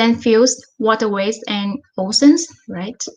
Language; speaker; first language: English; non-native, fluent; Vietnamese